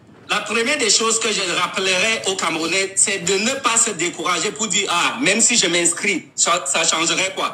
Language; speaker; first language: French; non-native, local second language; English